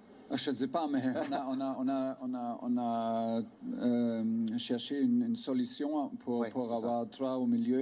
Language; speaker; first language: French; non-native, learner; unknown